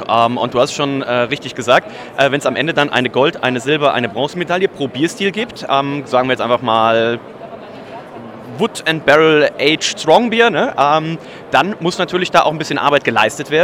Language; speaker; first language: German; native; German